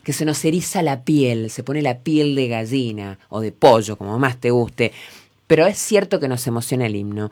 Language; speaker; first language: Spanish; native; Spanish